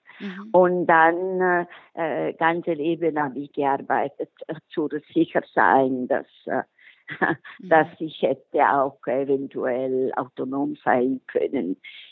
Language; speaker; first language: German; non-native, local second language; Italian